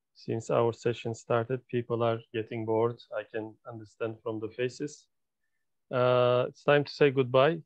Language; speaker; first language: English; non-native, fluent; Turkish